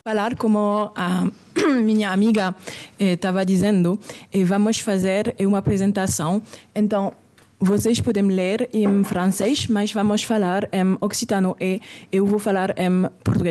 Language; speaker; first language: Portuguese; non-native, fluent; French